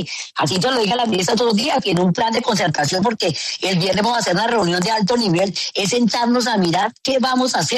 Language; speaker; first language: Spanish; native; Spanish